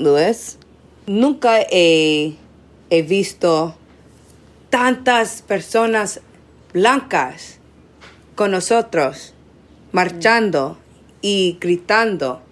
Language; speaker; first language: Spanish; non-native, learner; English